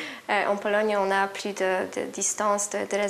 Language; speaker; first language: French; non-native, fluent; Polish